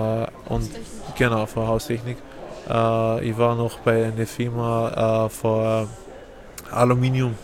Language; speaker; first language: German; non-native, fluent; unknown